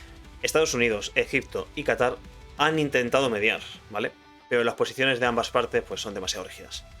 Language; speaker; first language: Spanish; native; Spanish